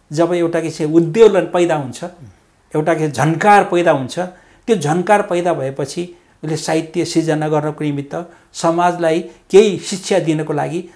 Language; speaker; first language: Nepali; non-native, local second language; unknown